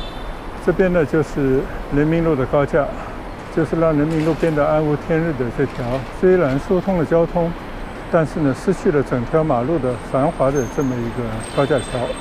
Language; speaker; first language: Chinese; non-native, local second language; Cantonese